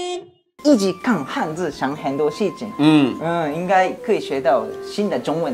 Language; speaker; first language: Chinese; non-native, fluent; Japanese